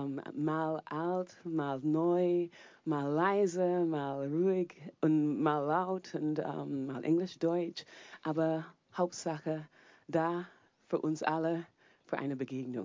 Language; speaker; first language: German; non-native, fluent; English